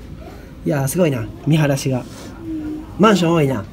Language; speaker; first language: Japanese; native; Japanese